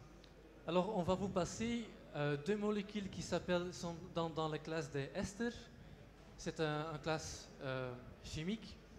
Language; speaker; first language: French; non-native, local second language; Dutch